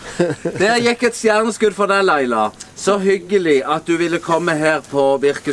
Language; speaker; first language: Norwegian; native; Norwegian